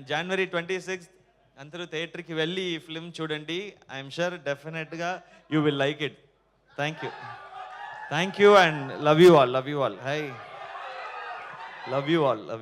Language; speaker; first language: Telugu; non-native, learner; Tamil